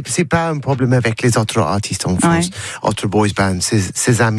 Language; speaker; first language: French; non-native, learner; English